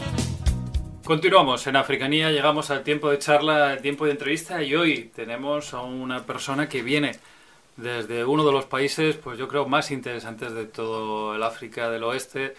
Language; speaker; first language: Spanish; native; Spanish